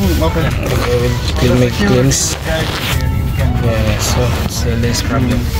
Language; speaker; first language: English; non-native, local second language; Filipino